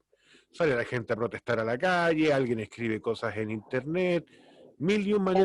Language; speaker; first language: Spanish; native; Spanish